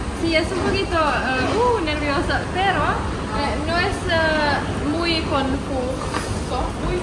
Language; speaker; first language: Spanish; non-native, learner; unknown